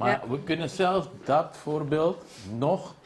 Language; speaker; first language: Dutch; non-native, local second language; Papiamento